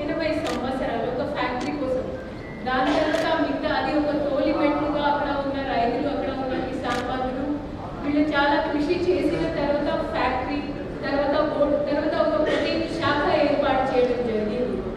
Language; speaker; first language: Telugu; non-native, fluent; Hindi